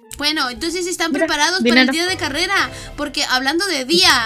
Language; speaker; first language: Spanish; native; Spanish